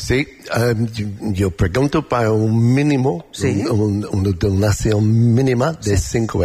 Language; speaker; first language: Spanish; non-native, learner; English